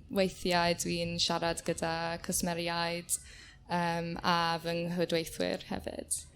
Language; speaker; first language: Welsh; non-native, learner; English